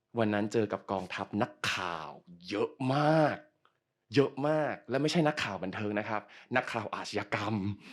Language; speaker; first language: Thai; native; Thai